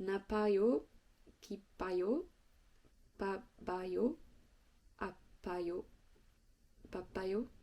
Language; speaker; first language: Korean; non-native, learner; French